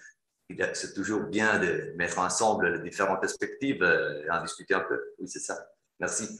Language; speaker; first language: French; non-native, fluent; Italian